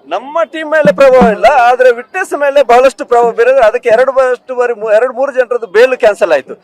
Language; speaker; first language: Kannada; native; Kannada